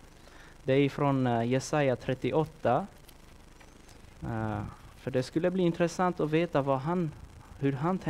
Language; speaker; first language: Swedish; non-native, fluent; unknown